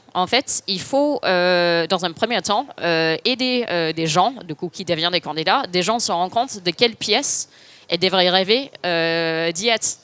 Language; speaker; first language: French; non-native, fluent; English